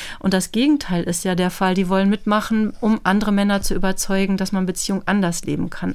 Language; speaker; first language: German; native; German